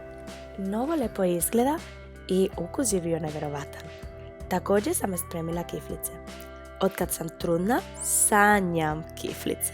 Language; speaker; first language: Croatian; non-native, fluent; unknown